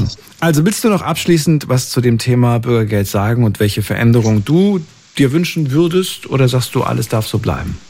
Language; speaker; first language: German; native; German